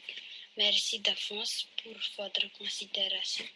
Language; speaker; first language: French; non-native, local second language; Malagasy